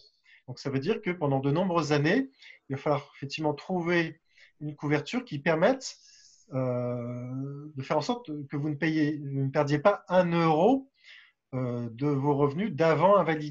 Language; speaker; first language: French; native; French